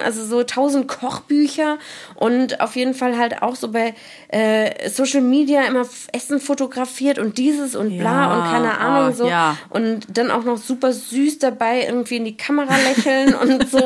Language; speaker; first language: German; native; German